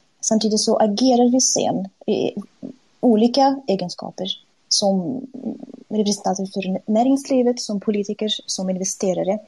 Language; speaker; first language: Swedish; non-native, fluent; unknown